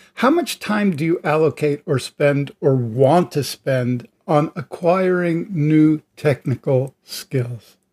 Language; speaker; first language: English; native; English